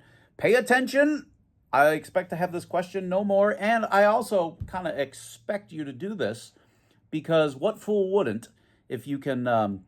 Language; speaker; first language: English; native; English